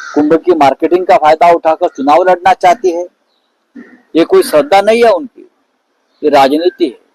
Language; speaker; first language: Hindi; non-native, local second language; Marathi